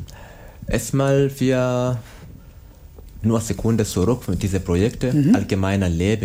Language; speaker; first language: German; non-native, learner; Swahili